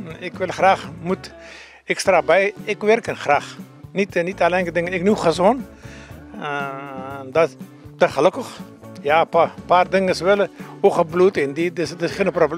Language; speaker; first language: Dutch; non-native, learner; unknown